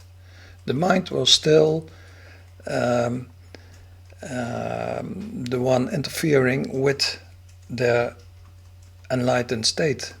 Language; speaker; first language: English; non-native, fluent; Dutch